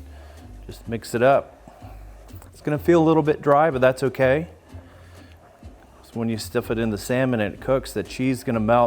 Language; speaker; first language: English; native; English